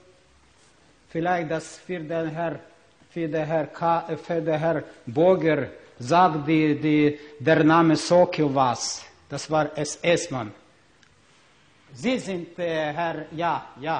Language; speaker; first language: German; non-native, learner; Ukrainian